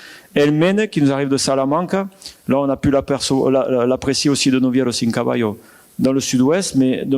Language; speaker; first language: French; native; French